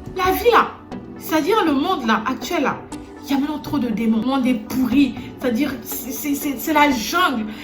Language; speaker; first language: French; non-native, local second language; Lingala